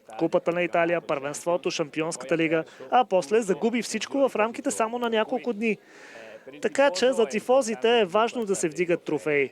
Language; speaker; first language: Bulgarian; non-native, fluent; Italian